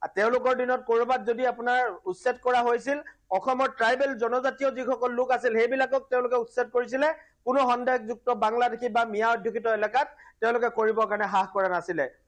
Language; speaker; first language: Assamese; native; Assamese